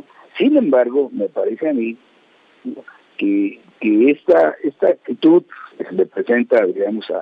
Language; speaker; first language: Spanish; native; Spanish